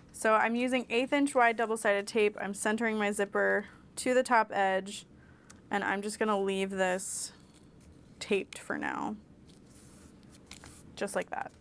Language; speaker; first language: English; native; English